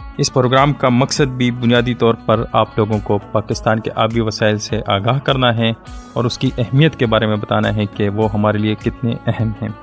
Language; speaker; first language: Urdu; non-native, local second language; Pashto